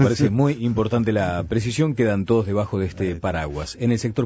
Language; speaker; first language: Spanish; native; Spanish